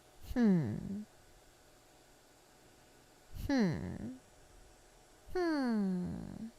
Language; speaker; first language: Japanese; non-native, learner; English